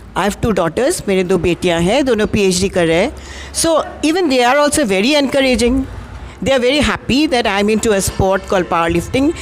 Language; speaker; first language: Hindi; non-native, local second language; Assamese